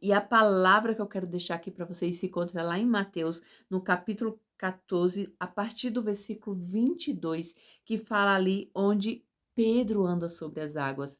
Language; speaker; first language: Portuguese; native; Portuguese